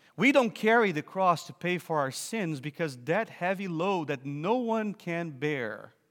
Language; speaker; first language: English; non-native, fluent; Portuguese